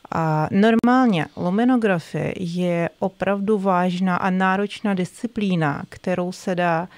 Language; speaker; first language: Czech; non-native, fluent; Russian